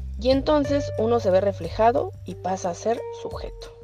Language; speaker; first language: Spanish; native; Spanish